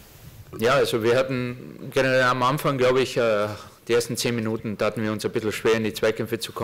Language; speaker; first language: German; native; German